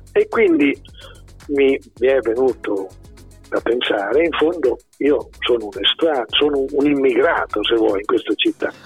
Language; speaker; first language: Italian; native; Italian